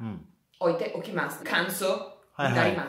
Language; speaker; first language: Japanese; non-native, learner; Italian